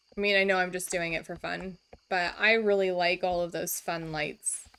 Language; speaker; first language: English; native; English